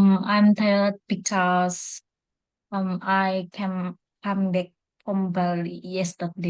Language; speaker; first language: English; non-native, learner; Indonesian